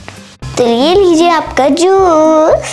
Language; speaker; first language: Hindi; native; Hindi